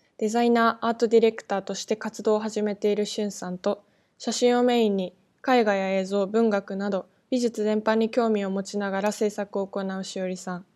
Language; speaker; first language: Japanese; native; Japanese